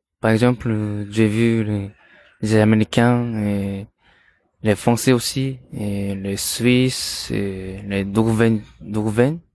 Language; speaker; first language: French; non-native, learner; Korean